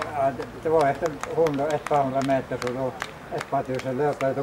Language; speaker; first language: Swedish; native; Swedish